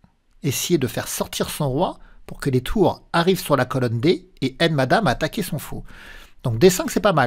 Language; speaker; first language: French; native; French